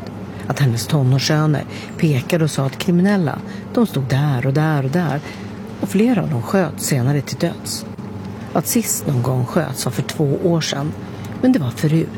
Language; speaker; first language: Swedish; native; Swedish